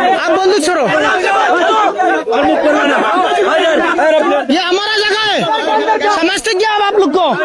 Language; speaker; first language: Hindi; non-native, local second language; Bangla